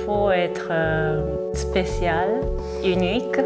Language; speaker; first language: French; non-native, fluent; Japanese